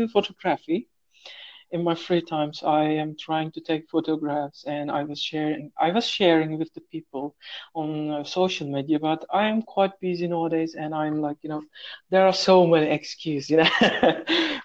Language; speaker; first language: English; non-native, fluent; Turkish